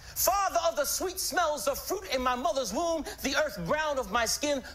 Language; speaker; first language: English; native; English